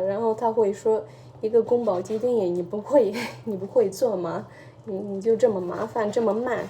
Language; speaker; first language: Chinese; early bilingual, heritage; Chinese